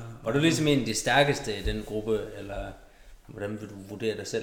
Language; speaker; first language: Danish; native; Danish